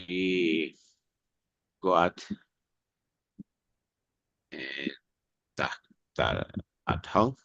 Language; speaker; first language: English; non-native, learner; Spanish